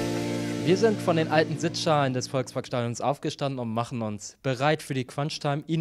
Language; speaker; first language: German; native; German